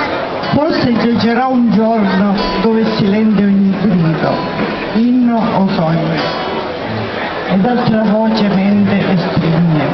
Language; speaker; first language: Italian; native; Italian